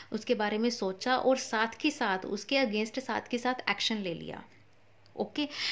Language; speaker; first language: Hindi; non-native, local second language; Punjabi